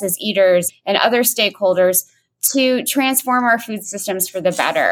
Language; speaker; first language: English; native; English